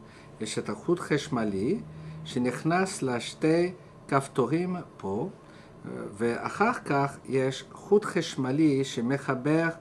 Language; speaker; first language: Hebrew; non-native, fluent; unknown